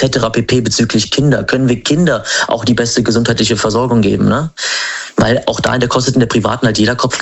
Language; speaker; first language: German; native; German